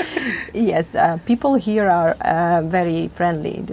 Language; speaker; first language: English; non-native, fluent; Polish